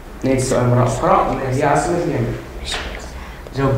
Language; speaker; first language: Arabic; native; Arabic